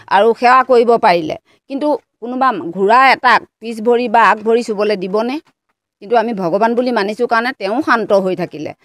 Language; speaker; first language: Assamese; native; Assamese